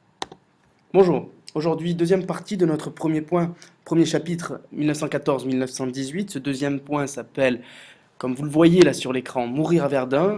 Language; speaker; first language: French; native; French